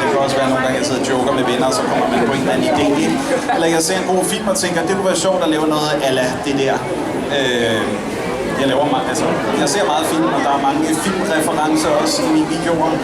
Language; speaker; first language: Danish; native; Danish